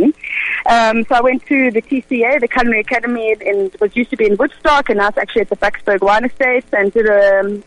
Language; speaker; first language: English; early bilingual, other home language; Hebrew